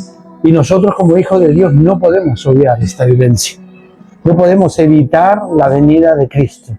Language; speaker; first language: Spanish; native; Spanish